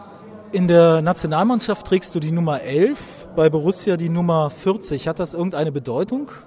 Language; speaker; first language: German; native; German